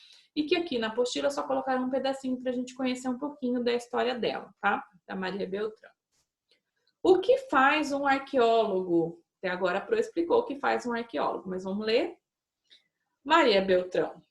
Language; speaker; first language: Portuguese; native; Portuguese